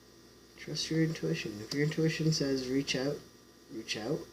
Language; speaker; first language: English; native; English